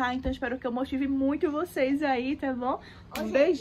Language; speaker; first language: Portuguese; native; Portuguese